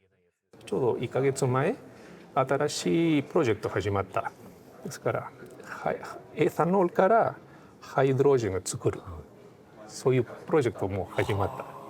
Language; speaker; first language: Japanese; non-native, fluent; Portuguese